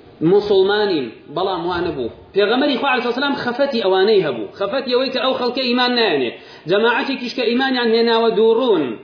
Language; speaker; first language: Central Kurdish; native; Central Kurdish